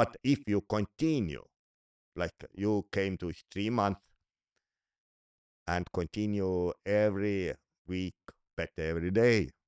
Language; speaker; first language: English; non-native, learner; Estonian